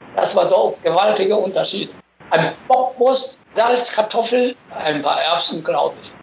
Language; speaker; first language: German; non-native, fluent; Chinese